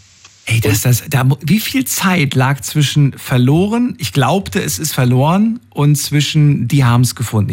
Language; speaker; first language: German; native; German